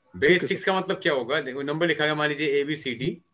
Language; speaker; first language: Hindi; native; Hindi